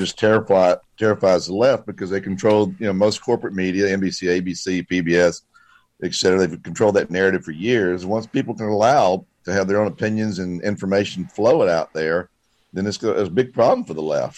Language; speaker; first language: English; native; English